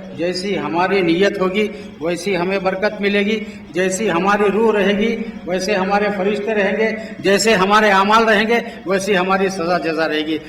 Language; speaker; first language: Urdu; native; Urdu